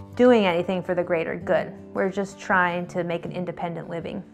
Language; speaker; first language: English; native; English